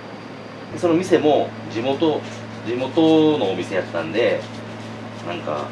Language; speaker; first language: Japanese; native; Japanese